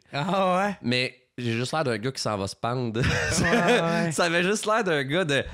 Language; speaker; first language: French; native; French